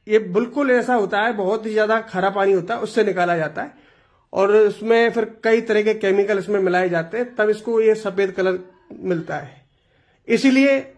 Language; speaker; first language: Hindi; non-native, local second language; Gujarati